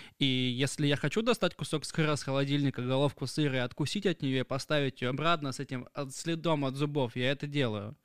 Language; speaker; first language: Russian; native; Russian